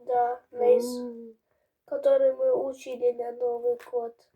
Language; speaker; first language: Russian; early bilingual, heritage; Armenian